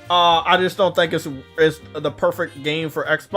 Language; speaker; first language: English; native; English